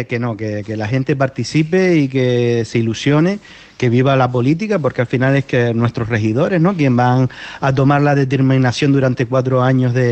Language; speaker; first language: Spanish; native; Spanish